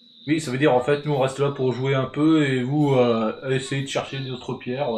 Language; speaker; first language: French; native; French